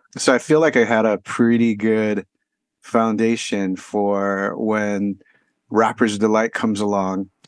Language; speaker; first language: English; native; English